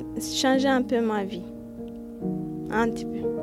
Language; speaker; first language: French; non-native, learner; Romanian